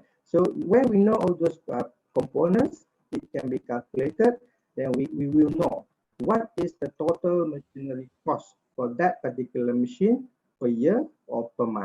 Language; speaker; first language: English; non-native, fluent; Malay